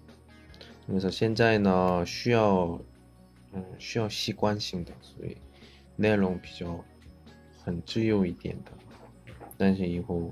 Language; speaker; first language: Chinese; non-native, learner; Korean